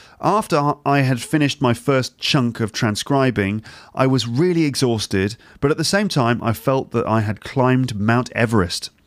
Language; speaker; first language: English; native; English